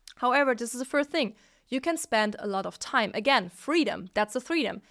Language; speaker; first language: English; non-native, fluent; Italian